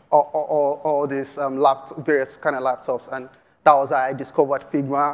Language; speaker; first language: English; non-native, local second language; Yoruba